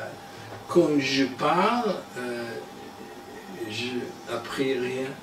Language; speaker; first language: French; non-native, learner; English